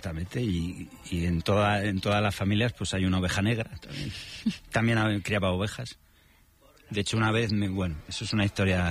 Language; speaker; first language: Spanish; native; Spanish